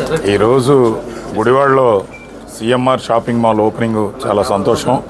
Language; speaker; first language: Telugu; native; Telugu